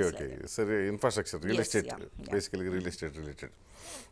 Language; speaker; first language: Telugu; native; Telugu